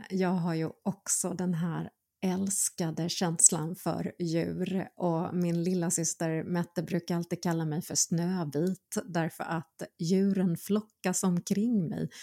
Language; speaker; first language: Swedish; early bilingual, other home language; Finnish